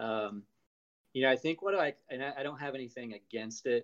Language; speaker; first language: English; native; English